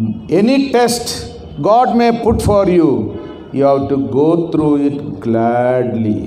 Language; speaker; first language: English; non-native, local second language; Telugu